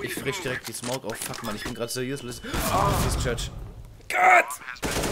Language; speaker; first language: German; native; German